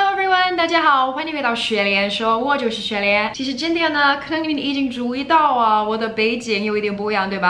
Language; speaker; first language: Chinese; non-native, fluent; English